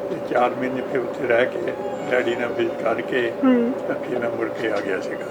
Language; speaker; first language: Punjabi; native; Punjabi